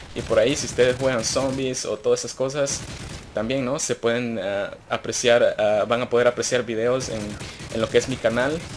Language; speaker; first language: Spanish; native; Spanish